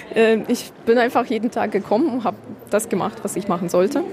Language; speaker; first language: German; non-native, fluent; Ukrainian